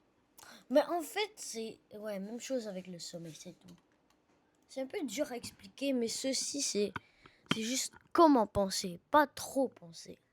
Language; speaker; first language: French; non-native, learner; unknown